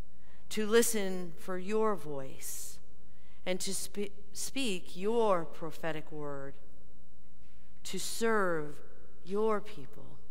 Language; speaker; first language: English; native; English